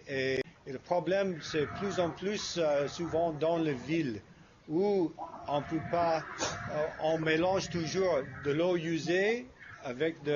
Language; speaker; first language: French; non-native, fluent; English